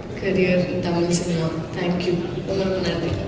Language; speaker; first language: Tamil; non-native, learner; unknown